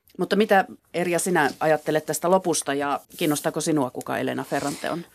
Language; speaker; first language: Finnish; native; Finnish